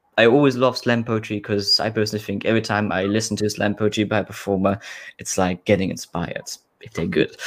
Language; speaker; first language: English; non-native, fluent; German